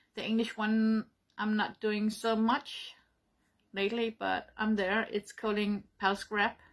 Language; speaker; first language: English; non-native, learner; Danish